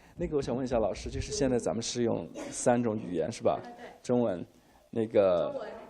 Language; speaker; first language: Chinese; native; Chinese